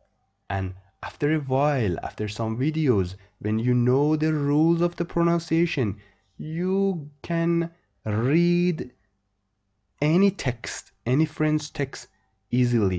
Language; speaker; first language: English; non-native, fluent; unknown